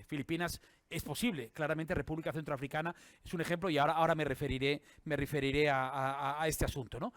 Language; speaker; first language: Spanish; native; Spanish